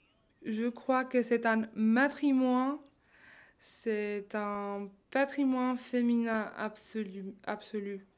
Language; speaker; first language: French; non-native, fluent; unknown